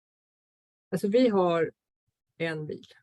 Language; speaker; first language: Swedish; native; Swedish